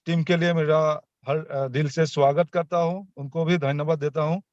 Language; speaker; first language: Hindi; non-native, local second language; Assamese